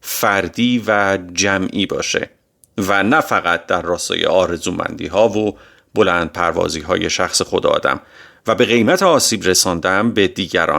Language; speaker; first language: Persian; native; Persian